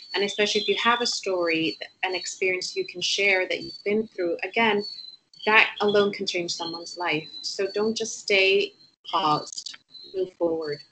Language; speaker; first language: English; non-native, fluent; Spanish